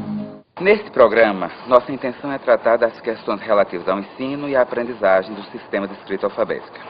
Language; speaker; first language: Portuguese; native; Portuguese